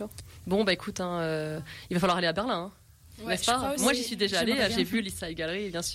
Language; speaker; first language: French; native; French